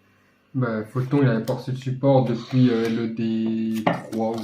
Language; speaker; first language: French; native; French